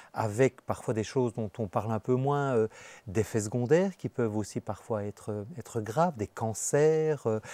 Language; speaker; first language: French; native; French